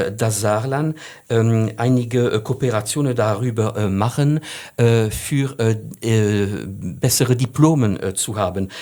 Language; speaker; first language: German; non-native, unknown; French